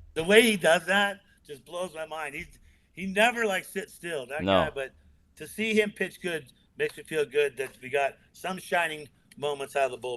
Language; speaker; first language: English; native; English